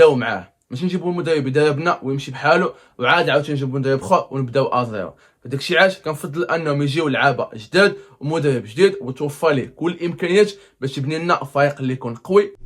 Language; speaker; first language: Arabic; native; Arabic